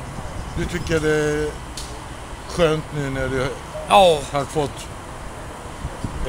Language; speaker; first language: Swedish; native; Swedish